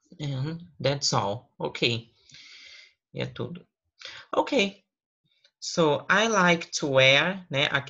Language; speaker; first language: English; non-native, fluent; Portuguese